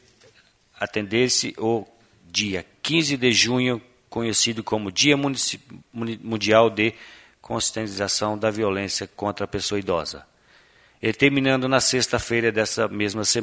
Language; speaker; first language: Portuguese; native; Portuguese